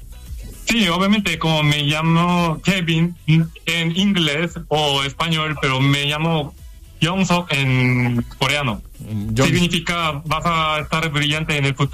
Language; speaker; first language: Spanish; non-native, fluent; Korean